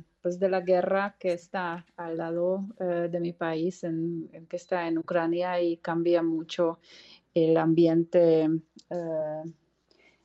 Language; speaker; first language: Spanish; non-native, fluent; Hungarian